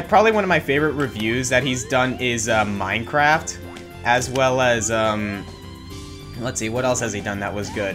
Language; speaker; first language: English; native; English